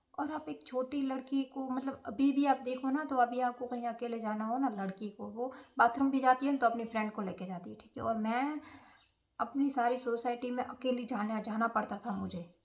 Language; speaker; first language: Hindi; non-native, local second language; Gujarati